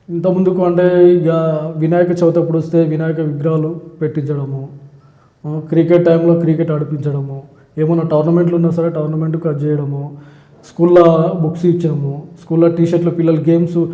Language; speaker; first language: Telugu; native; Telugu